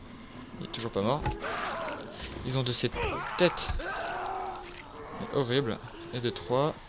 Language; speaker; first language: French; native; French